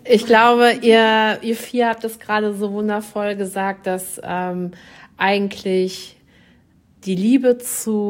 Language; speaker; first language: German; native; German